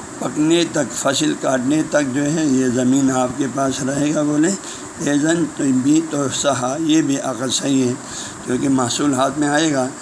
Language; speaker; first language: Urdu; non-native, local second language; Balti